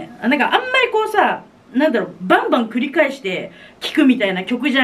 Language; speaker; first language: Japanese; native; Japanese